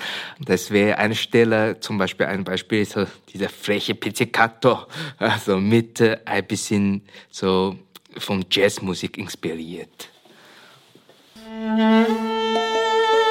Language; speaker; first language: German; non-native, fluent; Chinese